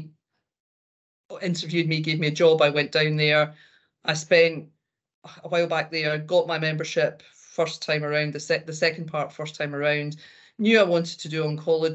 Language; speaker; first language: English; native; English